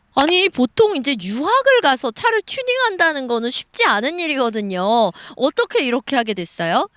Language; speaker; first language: Korean; native; Korean